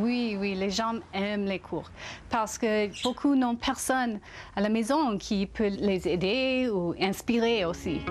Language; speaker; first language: French; non-native, fluent; English